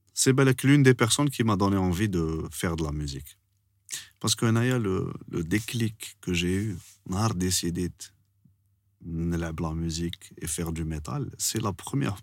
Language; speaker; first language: French; non-native, local second language; Arabic